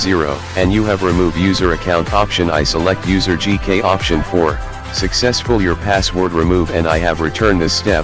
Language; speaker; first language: English; non-native, learner; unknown